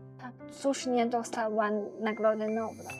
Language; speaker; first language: Polish; non-native, fluent; Chinese